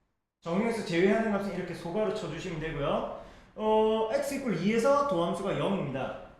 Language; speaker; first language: Korean; native; Korean